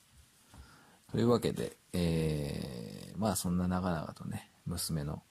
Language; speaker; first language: Japanese; native; Japanese